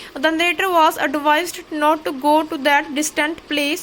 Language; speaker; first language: English; non-native, local second language; Punjabi